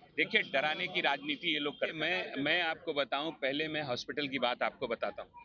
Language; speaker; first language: Hindi; native; Hindi